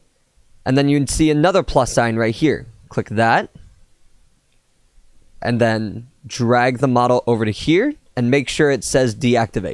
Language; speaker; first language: English; native; English